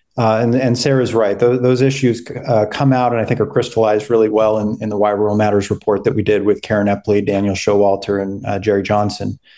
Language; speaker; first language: English; native; English